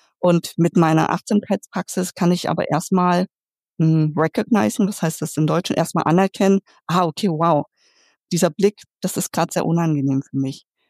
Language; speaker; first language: German; early bilingual, other home language; Vietnamese